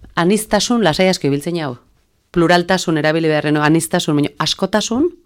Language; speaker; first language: Basque; native; Basque